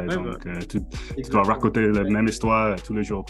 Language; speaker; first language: French; non-native, fluent; English